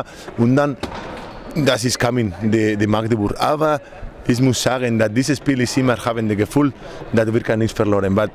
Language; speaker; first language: German; non-native, learner; Spanish